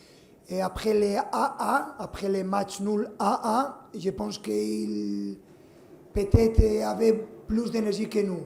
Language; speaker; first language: French; non-native, fluent; Spanish